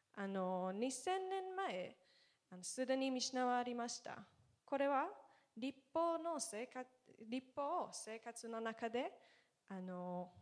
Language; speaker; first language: Japanese; non-native, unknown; Hebrew